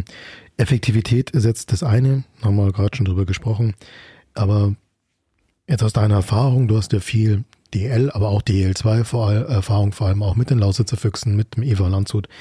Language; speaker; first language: German; native; German